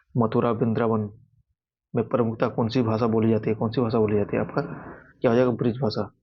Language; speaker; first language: Hindi; native; Hindi